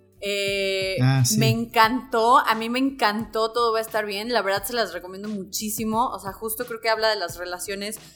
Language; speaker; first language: Spanish; native; Spanish